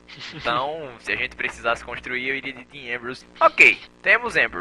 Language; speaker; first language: Portuguese; native; Portuguese